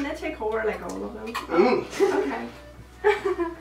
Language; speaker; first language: English; non-native, fluent; Chinese